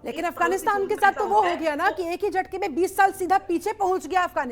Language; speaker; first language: Hindi; native; Hindi